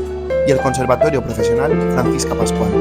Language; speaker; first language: Spanish; native; Spanish